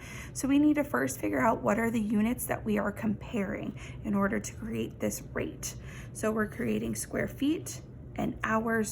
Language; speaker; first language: English; native; English